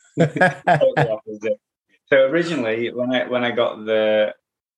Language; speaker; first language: English; native; English